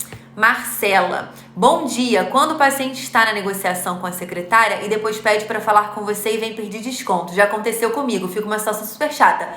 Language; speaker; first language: Portuguese; native; Portuguese